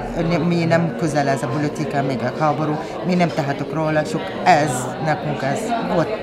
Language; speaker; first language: Hungarian; non-native, learner; Arabic